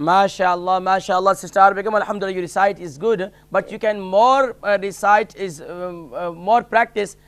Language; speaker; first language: English; non-native, learner; Urdu